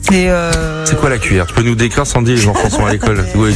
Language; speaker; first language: French; native; French